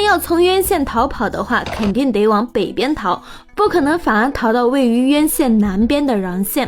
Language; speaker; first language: Chinese; native; Chinese